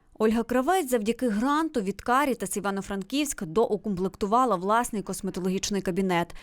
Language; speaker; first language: Ukrainian; native; Ukrainian